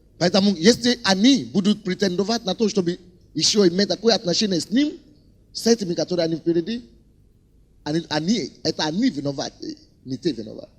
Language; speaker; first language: Russian; non-native, fluent; Yoruba